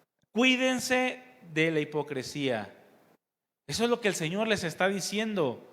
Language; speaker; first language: Spanish; native; Spanish